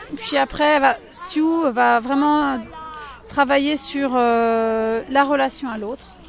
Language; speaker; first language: French; native; French